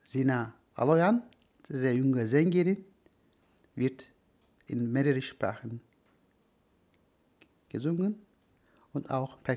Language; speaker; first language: German; non-native, learner; Turkish